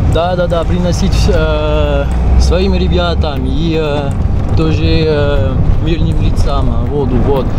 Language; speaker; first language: Russian; non-native, fluent; French